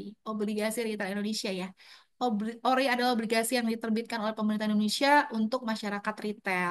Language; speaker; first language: Indonesian; native; Indonesian